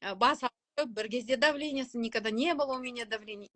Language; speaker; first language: Russian; non-native, local second language; Kazakh